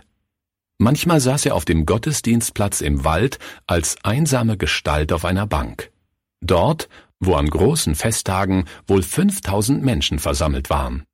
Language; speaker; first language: German; native; German